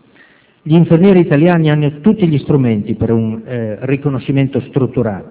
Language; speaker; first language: Italian; native; Italian